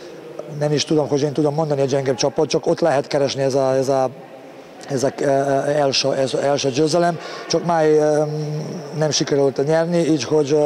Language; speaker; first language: Hungarian; non-native, learner; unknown